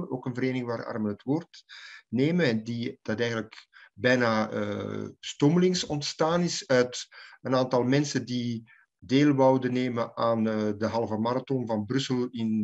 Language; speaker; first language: Dutch; native; Dutch